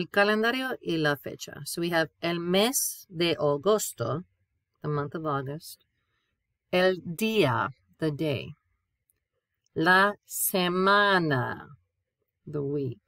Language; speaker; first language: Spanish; non-native, fluent; English